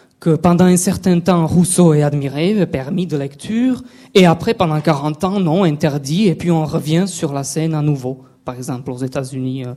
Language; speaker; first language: French; non-native, fluent; Slovak